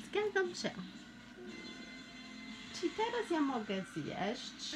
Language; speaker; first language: Polish; non-native, fluent; Portuguese